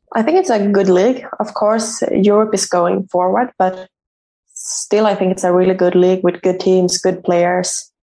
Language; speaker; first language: English; non-native, fluent; Swedish